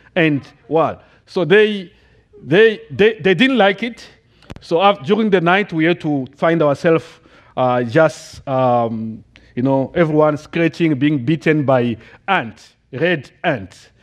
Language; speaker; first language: English; non-native, fluent; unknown